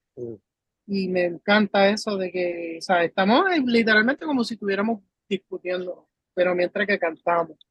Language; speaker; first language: Spanish; early bilingual, heritage; Spanish